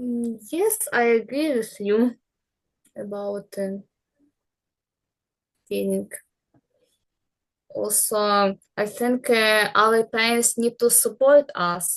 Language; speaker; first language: English; non-native, learner; Ukrainian